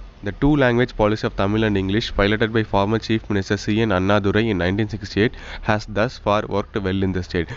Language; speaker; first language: English; non-native, local second language; Tamil